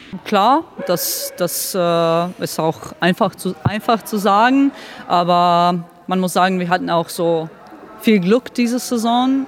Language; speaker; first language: German; non-native, fluent; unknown